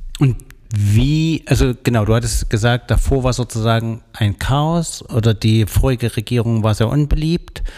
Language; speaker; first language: German; native; German